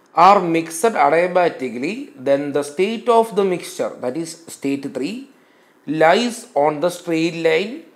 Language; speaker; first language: English; non-native, local second language; Malayalam